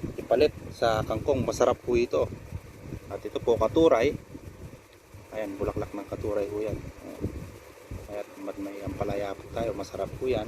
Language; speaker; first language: Filipino; non-native, local second language; Pampanga